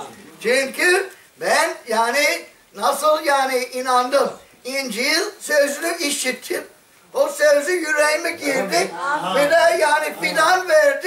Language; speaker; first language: Turkish; non-native, fluent; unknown